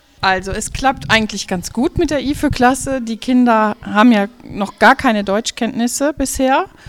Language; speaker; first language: German; native; German